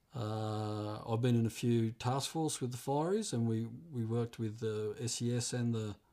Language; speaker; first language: English; native; English